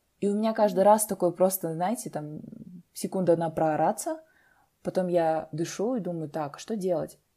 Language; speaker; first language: Russian; native; Russian